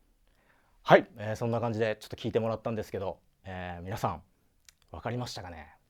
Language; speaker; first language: Japanese; native; Japanese